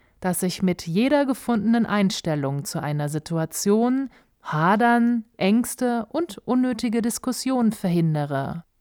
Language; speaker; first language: German; native; German